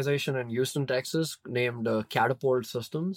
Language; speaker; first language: English; non-native, local second language; Hindi